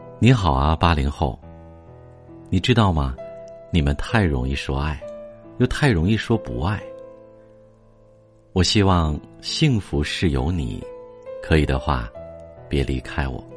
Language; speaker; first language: Chinese; native; Chinese